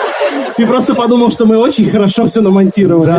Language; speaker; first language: Russian; native; Russian